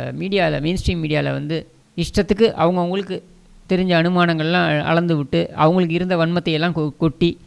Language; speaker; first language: Tamil; native; Tamil